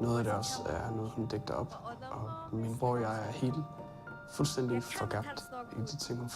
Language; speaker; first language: Danish; non-native, fluent; Persian